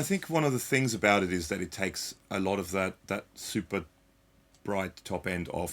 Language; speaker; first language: English; native; English